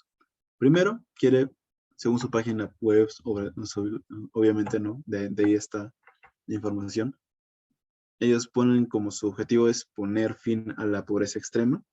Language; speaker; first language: Spanish; native; Spanish